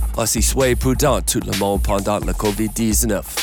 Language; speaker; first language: French; non-native, learner; English